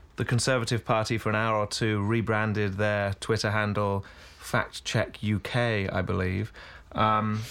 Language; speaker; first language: English; native; English